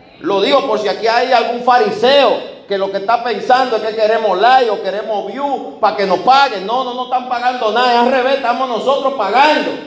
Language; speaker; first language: Spanish; native; Spanish